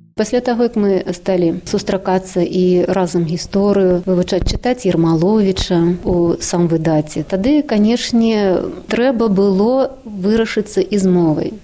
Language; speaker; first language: Belarusian; non-native, local second language; Russian